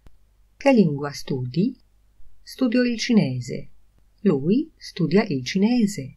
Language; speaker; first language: Italian; non-native, fluent; Polish